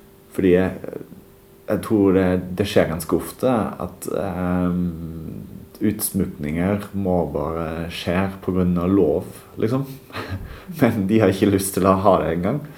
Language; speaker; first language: Norwegian; non-native, fluent; German